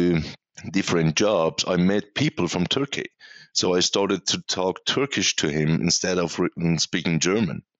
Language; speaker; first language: English; non-native, fluent; Persian